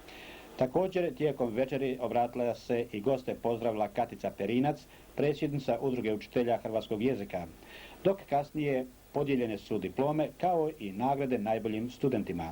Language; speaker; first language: Croatian; native; Croatian